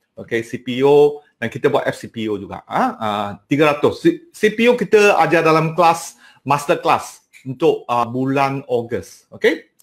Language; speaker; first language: Malay; non-native, local second language; Cantonese